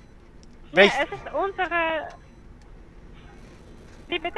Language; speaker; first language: German; non-native, learner; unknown